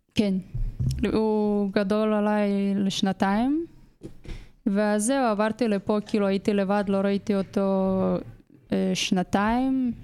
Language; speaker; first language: Hebrew; non-native, fluent; Russian